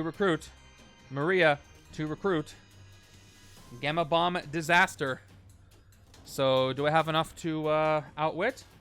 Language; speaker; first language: English; native; English